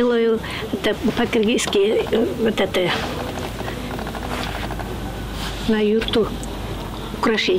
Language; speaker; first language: Russian; non-native, learner; Kyrgyz